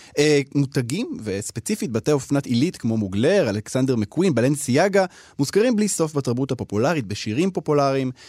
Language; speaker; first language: Hebrew; native; Hebrew